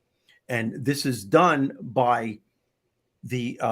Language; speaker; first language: English; native; English